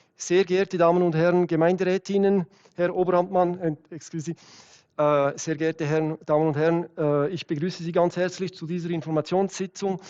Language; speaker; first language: German; non-native, local second language; French